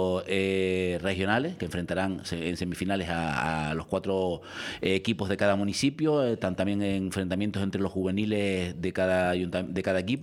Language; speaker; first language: Spanish; native; Spanish